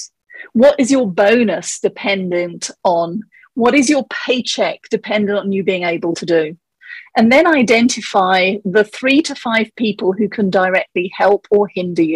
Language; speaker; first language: English; native; English